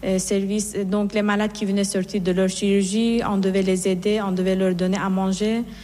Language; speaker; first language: French; non-native, fluent; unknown